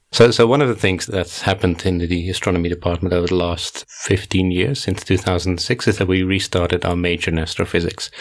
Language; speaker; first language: English; non-native, fluent; Dutch